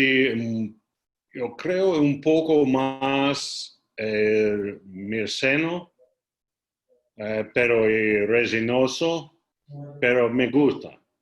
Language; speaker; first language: Spanish; non-native, learner; English